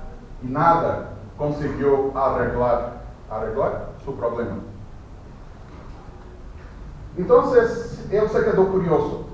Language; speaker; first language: Spanish; non-native, fluent; Portuguese